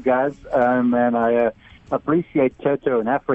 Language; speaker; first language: English; native; English